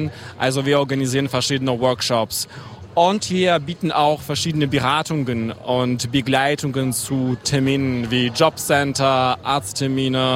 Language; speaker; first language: German; non-native, fluent; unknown